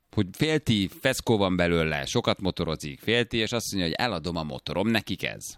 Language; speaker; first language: Hungarian; native; Hungarian